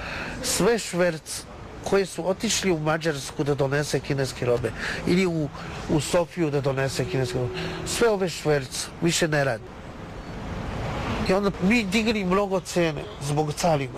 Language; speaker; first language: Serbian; non-native, learner; Chinese